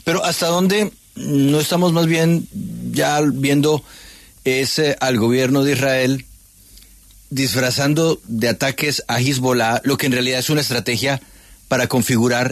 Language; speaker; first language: Spanish; native; Spanish